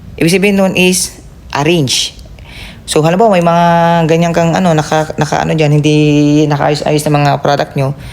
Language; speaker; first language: Filipino; native; Filipino